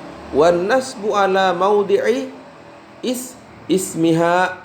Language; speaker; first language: Arabic; non-native, fluent; Indonesian